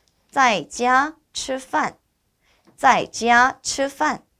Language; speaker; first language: Chinese; non-native, fluent; Korean